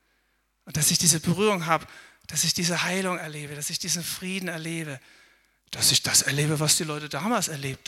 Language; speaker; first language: German; native; German